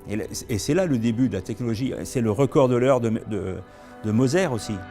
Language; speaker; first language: French; native; French